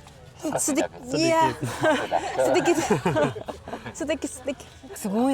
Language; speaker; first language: Indonesian; non-native, learner; Japanese